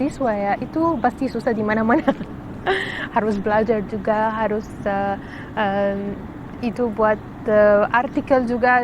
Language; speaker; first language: Indonesian; non-native, fluent; Arabic